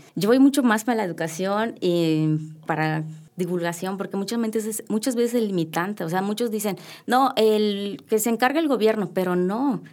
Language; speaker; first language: Spanish; native; Spanish